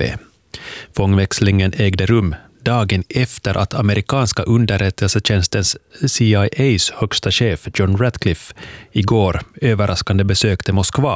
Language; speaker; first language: Swedish; native; Swedish